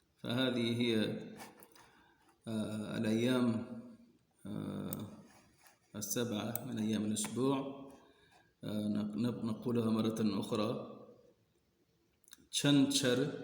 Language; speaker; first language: Arabic; non-native, fluent; Sindhi